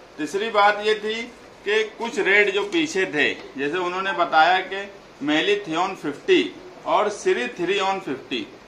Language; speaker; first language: Hindi; non-native, local second language; Urdu